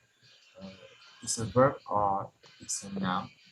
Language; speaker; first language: English; non-native, learner; Vietnamese